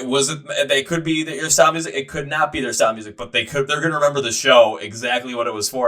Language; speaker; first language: English; native; English